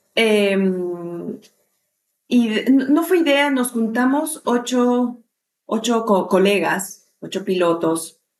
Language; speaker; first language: Spanish; native; Spanish